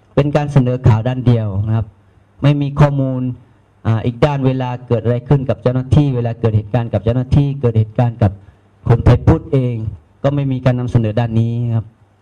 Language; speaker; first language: Thai; non-native, local second language; Malay